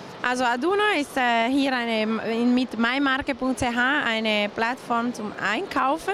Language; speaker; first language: German; non-native, local second language; Italian